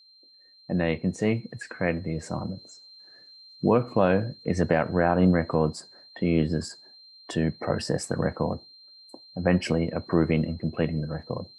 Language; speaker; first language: English; native; English